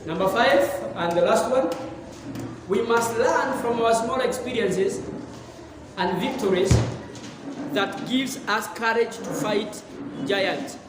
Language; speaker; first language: English; non-native, local second language; Swahili